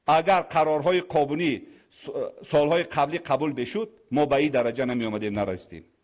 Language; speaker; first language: Tajik; native; Tajik